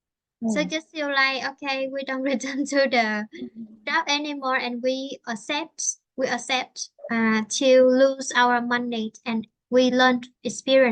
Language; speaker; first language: English; non-native, fluent; Vietnamese